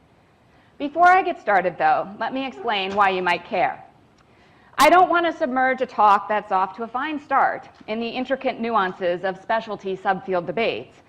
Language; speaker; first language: English; native; English